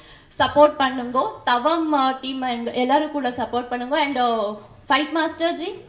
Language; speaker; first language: Tamil; non-native, learner; Kannada